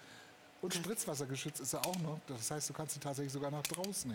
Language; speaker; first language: German; native; German